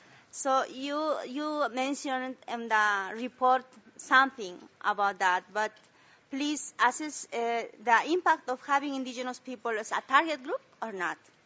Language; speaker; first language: English; non-native, learner; Spanish